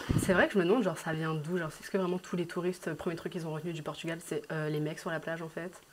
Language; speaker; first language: French; early bilingual, other home language; Portuguese